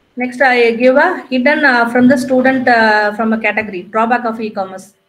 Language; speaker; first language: English; non-native, local second language; Tamil